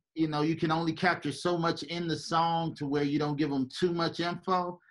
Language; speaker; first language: English; native; English